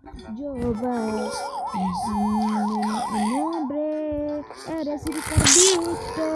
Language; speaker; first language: Spanish; non-native, learner; Portuguese